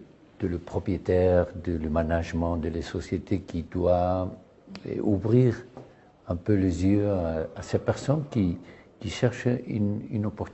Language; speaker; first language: French; non-native, learner; Spanish